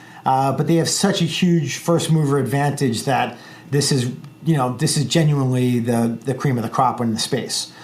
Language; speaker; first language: English; native; English